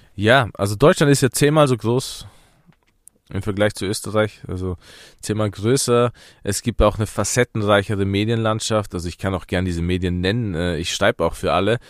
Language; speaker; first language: German; early bilingual, other home language; Persian